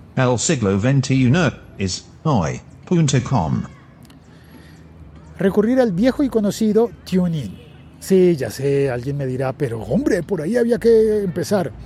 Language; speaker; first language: Spanish; native; Spanish